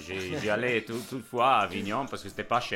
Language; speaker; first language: French; non-native, fluent; Italian